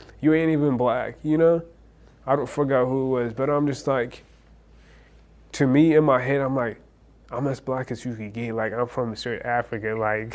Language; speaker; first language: English; early bilingual, other home language; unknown